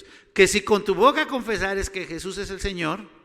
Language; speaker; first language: Spanish; native; Spanish